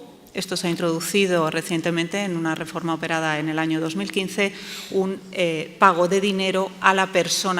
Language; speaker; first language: Spanish; native; Spanish